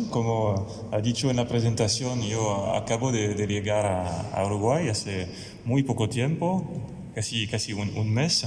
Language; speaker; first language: Spanish; non-native, fluent; French